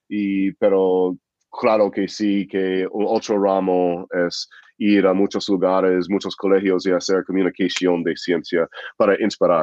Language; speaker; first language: Spanish; non-native, fluent; English